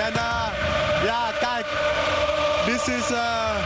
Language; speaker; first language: Dutch; non-native, learner; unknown